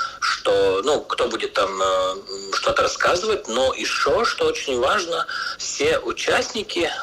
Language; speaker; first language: Russian; non-native, local second language; Latvian